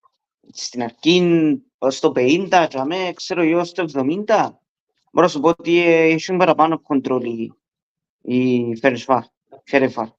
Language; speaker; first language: Greek; early bilingual, heritage; Greek